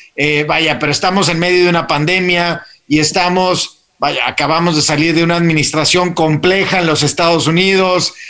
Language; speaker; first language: Spanish; native; Spanish